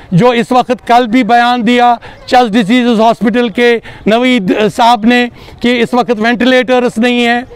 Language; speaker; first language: Hindi; non-native, local second language; Kashmiri